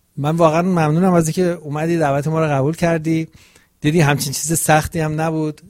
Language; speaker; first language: Persian; native; Persian